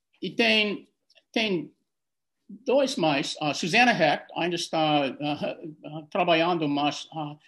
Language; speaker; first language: Portuguese; non-native, fluent; English